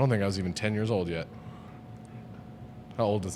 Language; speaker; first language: English; native; English